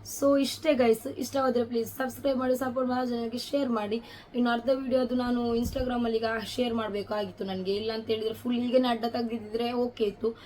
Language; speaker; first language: Kannada; non-native, local second language; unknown